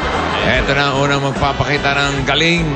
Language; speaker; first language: Filipino; native; Filipino